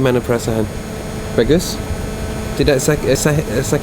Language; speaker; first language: Indonesian; non-native, learner; English